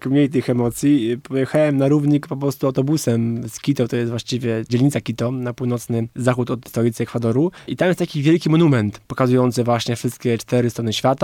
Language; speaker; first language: Polish; native; Polish